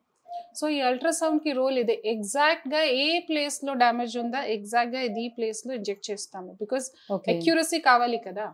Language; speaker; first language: Telugu; non-native, fluent; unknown